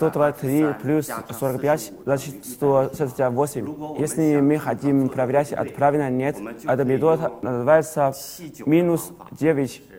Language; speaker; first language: Russian; non-native, learner; Chinese